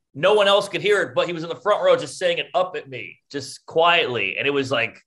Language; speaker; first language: English; native; English